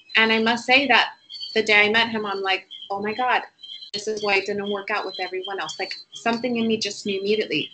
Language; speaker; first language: English; non-native, fluent; Spanish